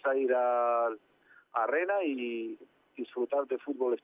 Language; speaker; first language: Spanish; non-native, fluent; Georgian